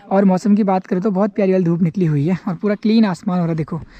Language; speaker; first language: Hindi; native; Hindi